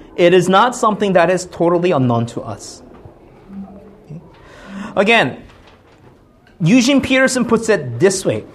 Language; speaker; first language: English; early bilingual, other home language; Korean